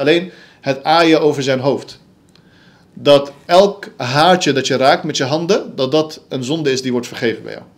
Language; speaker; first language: Dutch; early bilingual, other home language; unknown